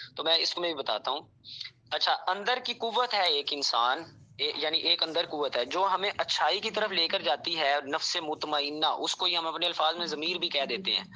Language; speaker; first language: Urdu; non-native, local second language; Punjabi